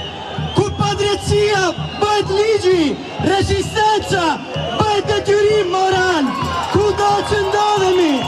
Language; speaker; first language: Albanian; early bilingual, heritage; Italian